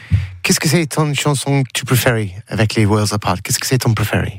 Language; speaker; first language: French; non-native, learner; English